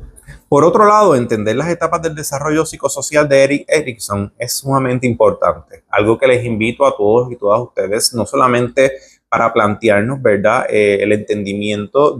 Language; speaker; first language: Spanish; native; Spanish